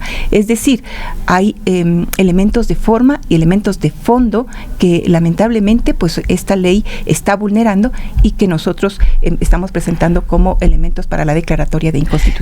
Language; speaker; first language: Spanish; native; Spanish